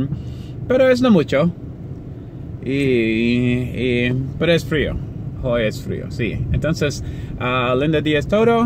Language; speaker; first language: Spanish; non-native, learner; English